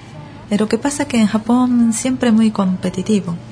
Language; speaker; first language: Spanish; non-native, learner; Japanese